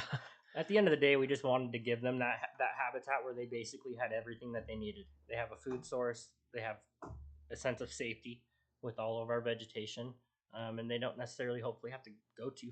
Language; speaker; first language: English; native; English